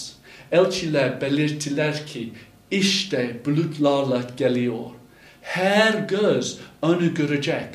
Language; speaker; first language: Turkish; non-native, fluent; English